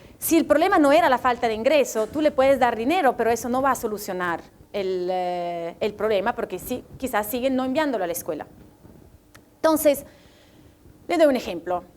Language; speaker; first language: Spanish; non-native, fluent; Italian